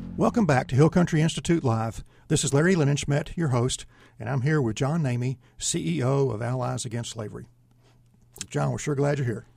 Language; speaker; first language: English; native; English